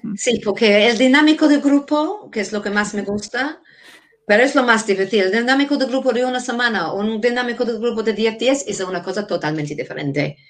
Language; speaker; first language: Spanish; non-native, fluent; English